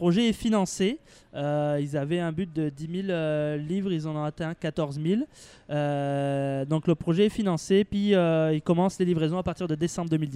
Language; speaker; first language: French; native; French